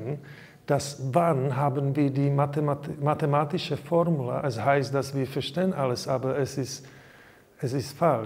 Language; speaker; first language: German; non-native, learner; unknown